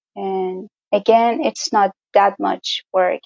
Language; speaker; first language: English; non-native, fluent; Persian